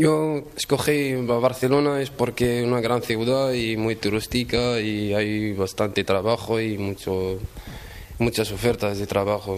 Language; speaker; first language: Spanish; non-native, fluent; Arabic